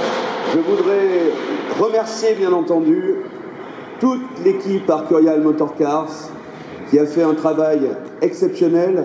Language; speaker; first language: French; native; French